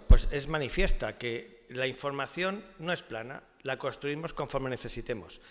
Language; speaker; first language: Spanish; native; Spanish